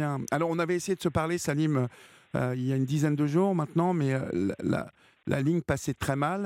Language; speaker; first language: French; native; French